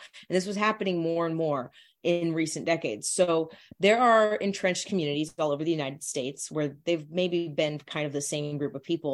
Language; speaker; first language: English; native; English